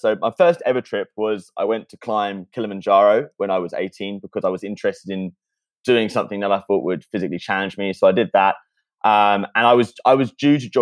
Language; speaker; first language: English; native; English